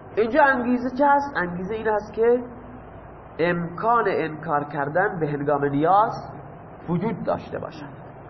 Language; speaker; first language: Persian; non-native, local second language; Baluchi